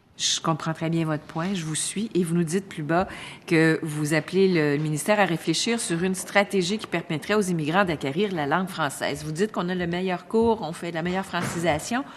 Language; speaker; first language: French; native; French